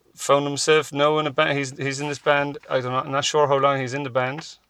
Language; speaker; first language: English; native; English